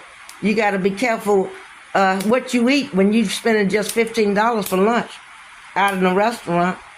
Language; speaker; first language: English; native; English